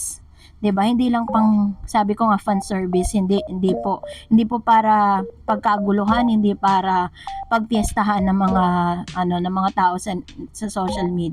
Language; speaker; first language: Filipino; native; Filipino